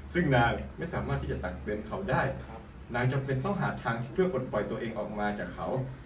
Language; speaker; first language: Thai; non-native, local second language; Pattani Malay